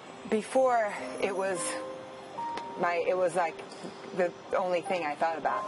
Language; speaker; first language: English; native; English